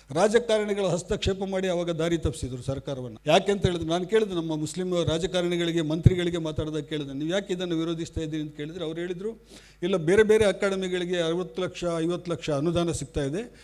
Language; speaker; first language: Kannada; non-native, local second language; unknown